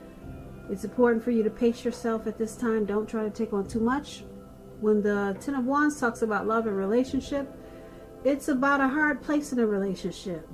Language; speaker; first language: English; native; English